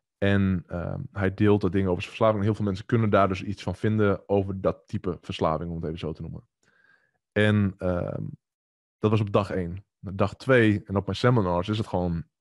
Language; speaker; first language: Dutch; native; Dutch